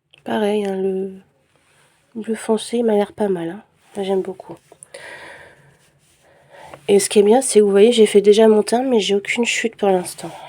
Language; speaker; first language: French; native; French